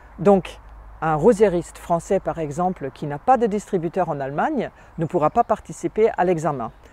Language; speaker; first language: French; non-native, fluent; German